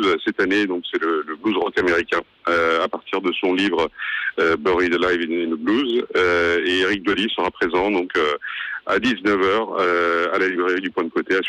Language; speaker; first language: French; native; French